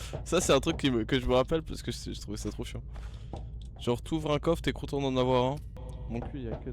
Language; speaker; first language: French; native; French